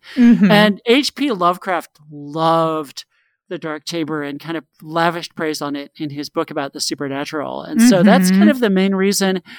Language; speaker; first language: English; native; English